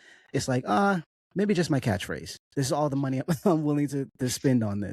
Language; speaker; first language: English; native; English